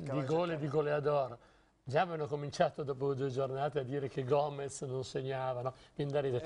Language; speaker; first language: Italian; native; Italian